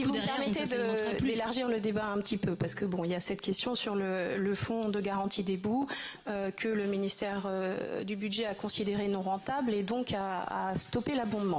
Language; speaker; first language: French; native; French